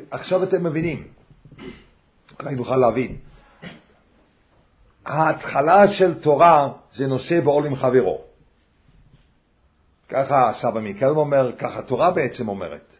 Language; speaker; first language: Hebrew; non-native, fluent; English